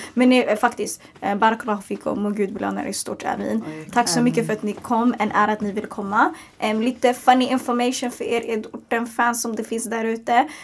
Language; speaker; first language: Swedish; early bilingual, other home language; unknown